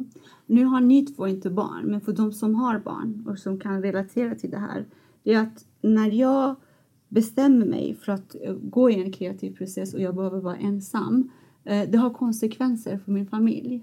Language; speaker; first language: Swedish; non-native, fluent; Persian